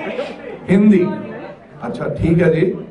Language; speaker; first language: Hindi; non-native, local second language; Tamil